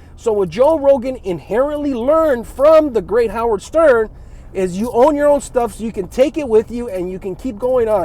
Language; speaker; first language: English; native; English